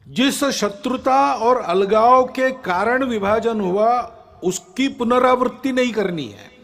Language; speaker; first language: Hindi; non-native, local second language; Marathi